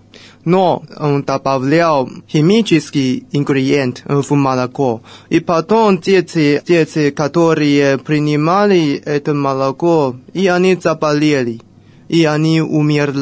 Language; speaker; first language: Russian; non-native, fluent; Chinese